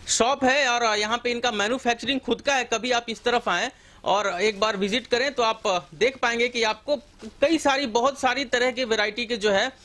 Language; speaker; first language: Hindi; native; Hindi